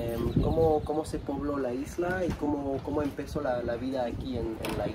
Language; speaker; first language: Spanish; non-native, learner; English